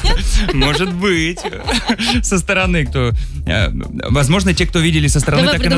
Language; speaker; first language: Russian; native; Russian